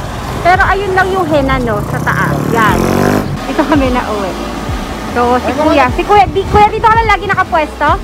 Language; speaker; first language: Filipino; native; Filipino